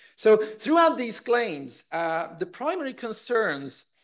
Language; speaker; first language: English; non-native, fluent; Hungarian